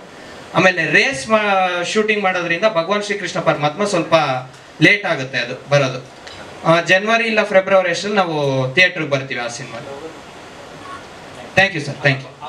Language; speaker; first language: Kannada; native; Kannada